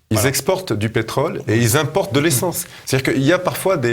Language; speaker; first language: French; native; French